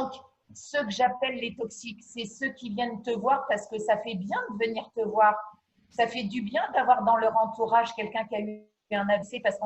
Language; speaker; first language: French; native; French